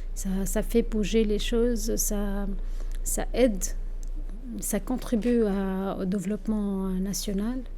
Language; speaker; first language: French; non-native, local second language; Arabic